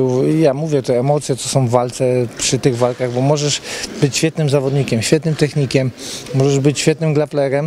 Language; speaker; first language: Polish; native; Polish